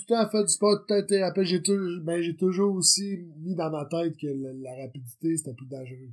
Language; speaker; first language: French; native; French